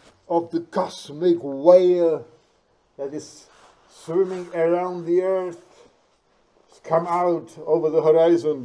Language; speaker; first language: English; non-native, fluent; Czech